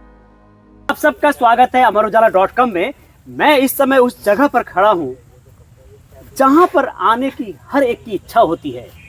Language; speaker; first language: Hindi; native; Hindi